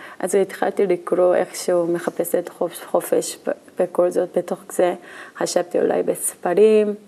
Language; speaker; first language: Hebrew; non-native, learner; Korean